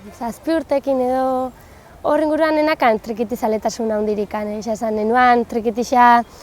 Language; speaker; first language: Basque; native; Basque